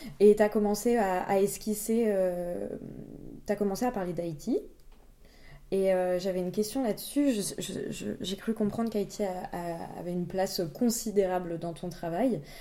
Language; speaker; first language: French; native; French